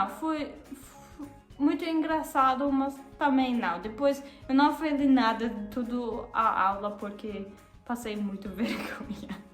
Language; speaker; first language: Portuguese; non-native, learner; German